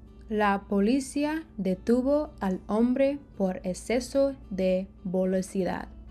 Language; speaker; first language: Spanish; non-native, learner; English